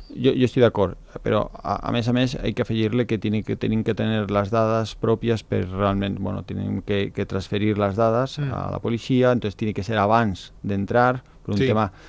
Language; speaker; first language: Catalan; non-native, local second language; Spanish